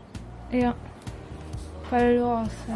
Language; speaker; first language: German; non-native, learner; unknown